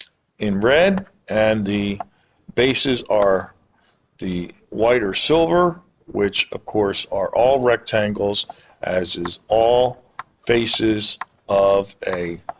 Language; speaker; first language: English; native; English